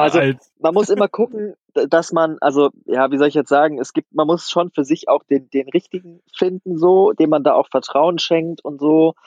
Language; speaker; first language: German; native; German